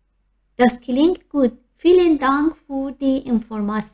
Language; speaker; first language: German; non-native, fluent; Persian